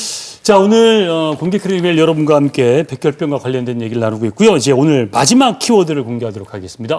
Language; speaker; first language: Korean; native; Korean